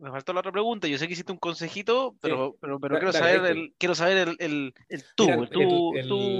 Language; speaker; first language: Spanish; native; Spanish